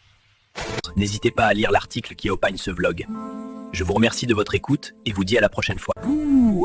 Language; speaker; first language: French; native; French